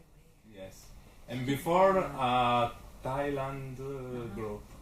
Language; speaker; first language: English; non-native, learner; Italian